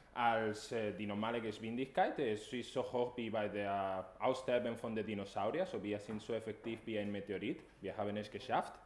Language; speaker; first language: German; non-native, fluent; Spanish